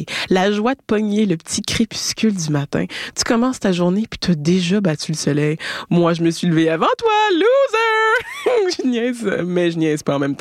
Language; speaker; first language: French; native; French